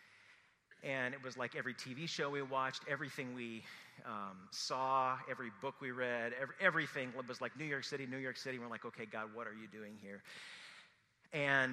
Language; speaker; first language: English; native; English